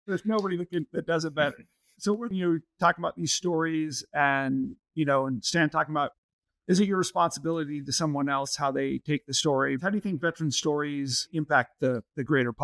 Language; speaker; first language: English; native; English